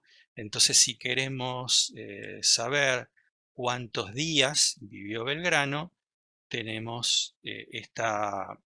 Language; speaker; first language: Spanish; native; Spanish